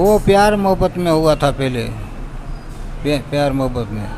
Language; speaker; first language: Hindi; non-native, local second language; Baluchi